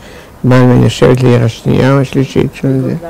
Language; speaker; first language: Hebrew; non-native, fluent; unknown